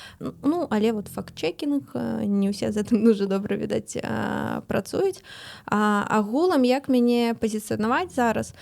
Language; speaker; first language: Belarusian; non-native, local second language; Russian